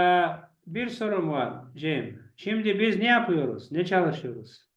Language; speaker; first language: Turkish; non-native, learner; Chechen